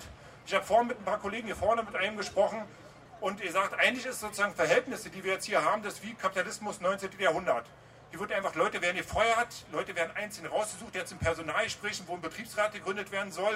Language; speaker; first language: German; native; German